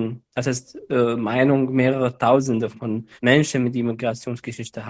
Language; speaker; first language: German; non-native, fluent; Arabic